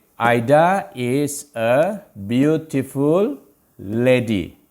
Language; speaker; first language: English; non-native, local second language; Malay